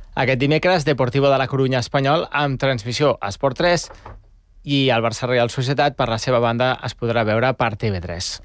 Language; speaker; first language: Catalan; native; Catalan